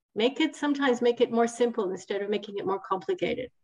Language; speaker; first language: English; non-native, fluent; Italian